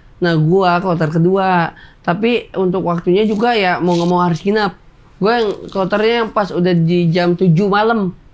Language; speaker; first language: Indonesian; native; Indonesian